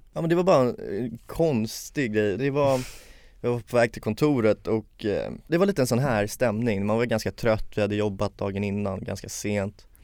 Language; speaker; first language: Swedish; early bilingual, other home language; Spanish